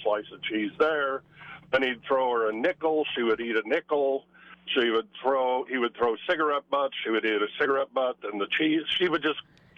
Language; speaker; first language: English; native; English